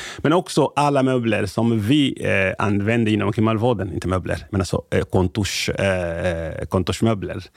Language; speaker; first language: Swedish; non-native, fluent; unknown